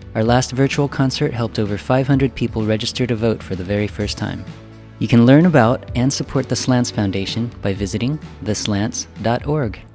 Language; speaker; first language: English; early bilingual, other home language; Vietnamese